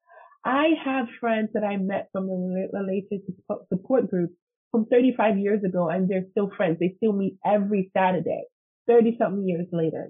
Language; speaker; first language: English; non-native, local second language; Igbo